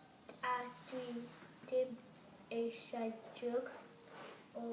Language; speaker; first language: Welsh; non-native, local second language; English